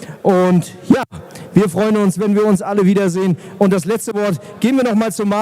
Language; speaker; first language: German; native; German